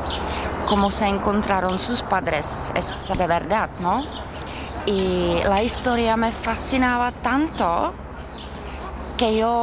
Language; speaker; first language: Spanish; non-native, learner; Czech